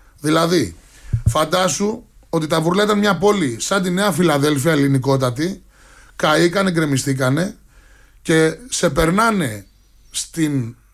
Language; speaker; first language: Greek; native; Greek